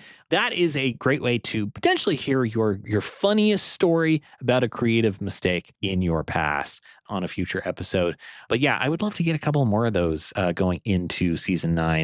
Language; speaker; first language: English; native; English